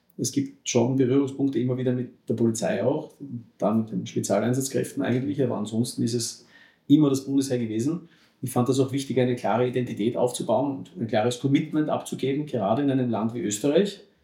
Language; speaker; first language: German; native; German